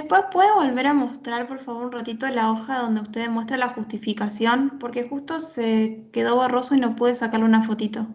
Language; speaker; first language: Spanish; native; Spanish